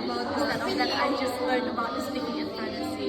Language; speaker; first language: English; non-native, learner; Indonesian